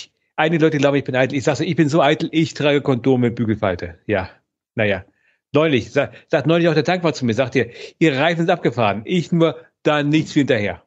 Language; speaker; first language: German; native; German